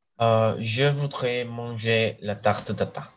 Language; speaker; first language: French; non-native, learner; English